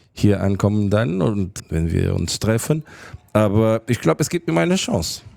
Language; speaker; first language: German; non-native, fluent; Portuguese